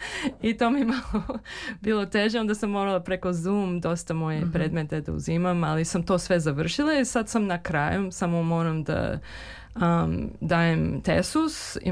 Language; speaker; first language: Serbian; early bilingual, heritage; English